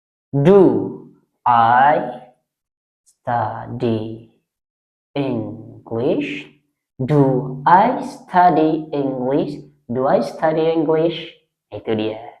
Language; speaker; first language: English; non-native, fluent; Indonesian